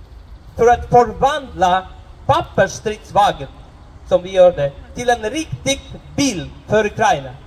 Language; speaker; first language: Swedish; non-native, fluent; Russian